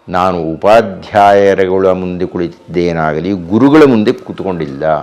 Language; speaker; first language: Kannada; native; Kannada